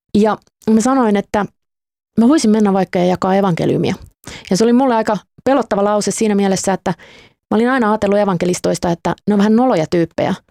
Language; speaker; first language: Finnish; native; Finnish